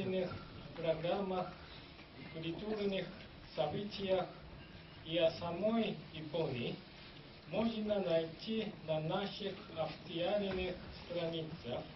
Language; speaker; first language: Russian; non-native, fluent; Japanese